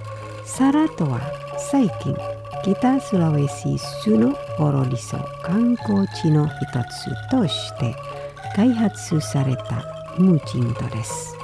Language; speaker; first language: Japanese; non-native, fluent; Indonesian